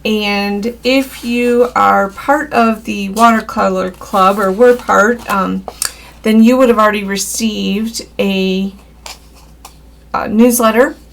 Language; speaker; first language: English; native; English